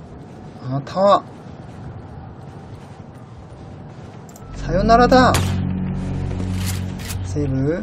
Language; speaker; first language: Japanese; non-native, learner; Korean